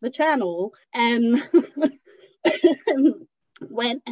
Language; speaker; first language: English; non-native, local second language; Cantonese